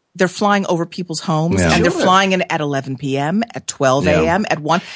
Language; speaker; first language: English; native; English